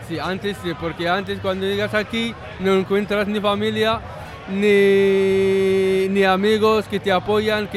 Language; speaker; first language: Spanish; non-native, learner; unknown